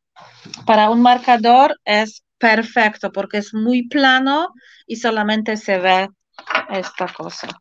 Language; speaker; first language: Spanish; non-native, fluent; Polish